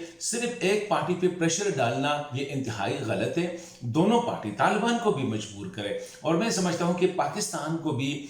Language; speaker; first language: Hindi; non-native, local second language; Pashto